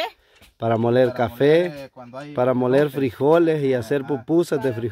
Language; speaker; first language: Spanish; native; Spanish